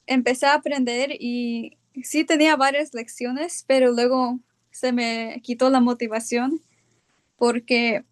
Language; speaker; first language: Spanish; early bilingual, heritage; Spanish